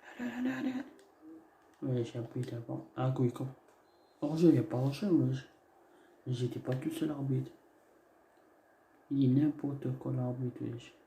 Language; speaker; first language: French; non-native, learner; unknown